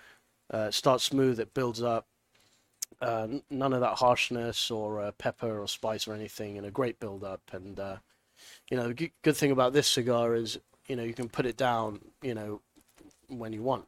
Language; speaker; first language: English; native; English